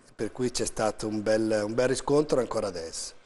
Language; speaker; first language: Italian; native; Italian